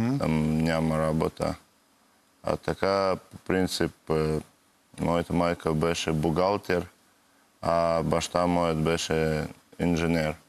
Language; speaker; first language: Bulgarian; non-native, learner; Russian